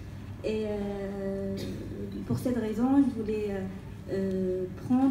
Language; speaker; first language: French; non-native, local second language; Arabic